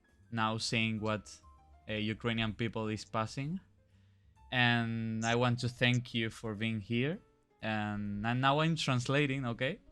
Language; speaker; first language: English; non-native, fluent; Spanish